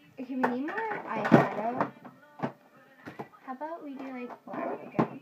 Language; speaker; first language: English; native; English